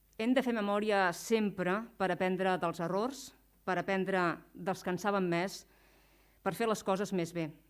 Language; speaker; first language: Catalan; native; Catalan